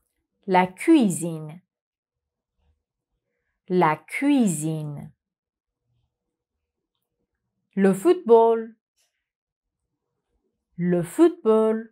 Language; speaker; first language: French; non-native, fluent; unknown